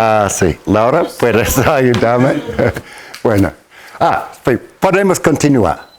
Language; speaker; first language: Spanish; non-native, fluent; English